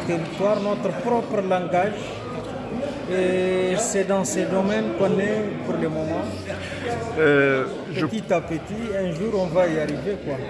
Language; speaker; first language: French; non-native, local second language; Tamasheq